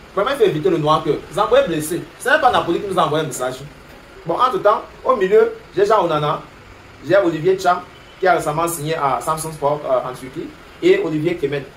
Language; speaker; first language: French; native; French